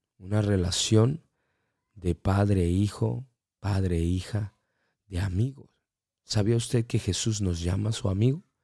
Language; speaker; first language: Spanish; early bilingual, heritage; Spanish